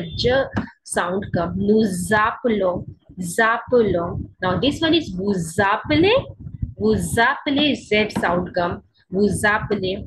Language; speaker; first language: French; non-native, learner; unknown